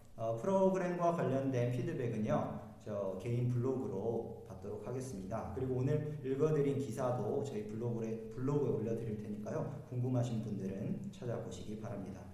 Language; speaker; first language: Korean; native; Korean